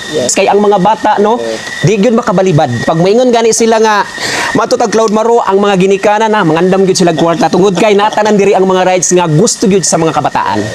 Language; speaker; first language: Cebuano; non-native, local second language; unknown